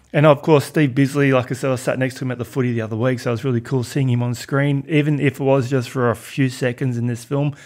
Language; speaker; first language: English; native; English